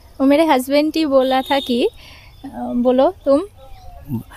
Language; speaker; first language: Hindi; non-native, local second language; Bangla